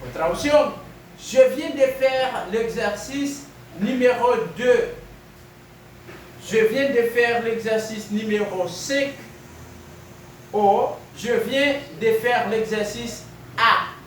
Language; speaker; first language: French; non-native, fluent; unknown